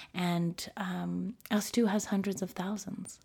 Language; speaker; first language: English; early bilingual, other home language; Spanish